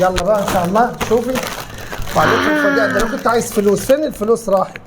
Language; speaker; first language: Arabic; native; Arabic